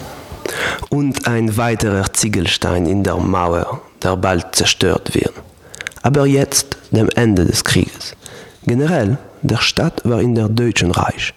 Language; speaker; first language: German; non-native, learner; Polish